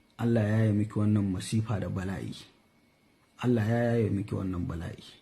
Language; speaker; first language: Hausa; native; Hausa